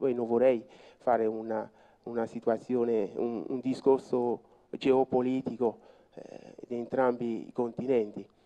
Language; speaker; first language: Italian; non-native, fluent; French